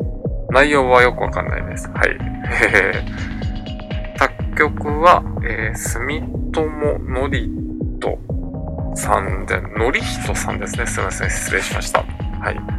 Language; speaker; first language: Japanese; native; Japanese